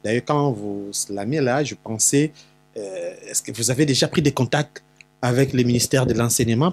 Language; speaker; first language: French; non-native, local second language; Lingala